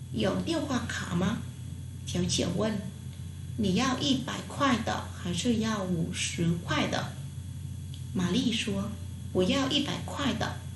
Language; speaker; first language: Chinese; non-native, learner; Vietnamese